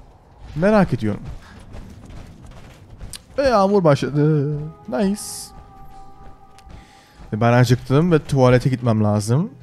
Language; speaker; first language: Turkish; early bilingual, heritage; Turkish